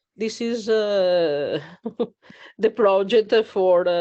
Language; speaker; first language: English; non-native, learner; Italian